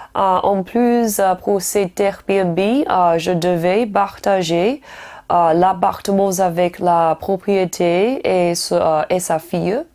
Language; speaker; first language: French; non-native, learner; Chinese